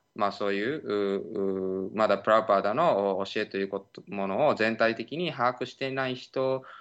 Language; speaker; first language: Japanese; native; Japanese